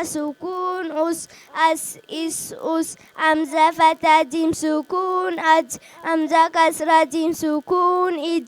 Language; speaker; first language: Arabic; non-native, learner; Oromo